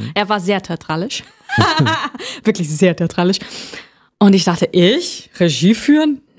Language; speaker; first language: German; non-native, fluent; Portuguese